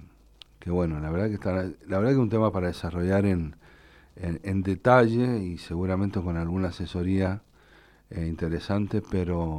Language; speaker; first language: Spanish; native; Spanish